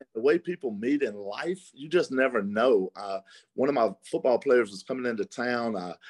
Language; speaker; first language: English; native; English